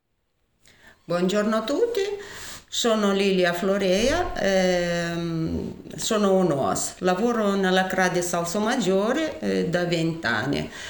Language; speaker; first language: Italian; non-native, fluent; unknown